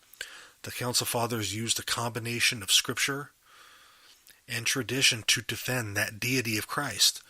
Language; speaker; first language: English; native; English